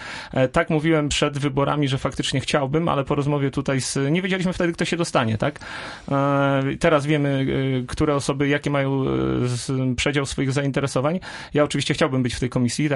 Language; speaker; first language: Polish; native; Polish